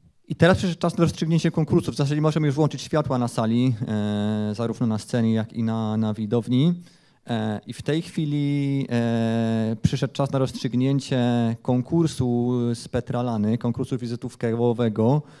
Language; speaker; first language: Polish; native; Polish